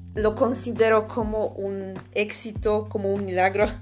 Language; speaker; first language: Spanish; non-native, fluent; Polish